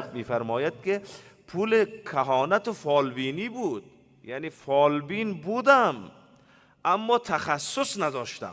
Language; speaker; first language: Persian; native; Persian